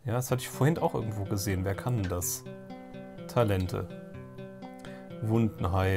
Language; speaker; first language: German; native; German